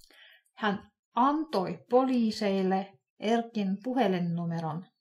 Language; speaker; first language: Finnish; non-native, fluent; Russian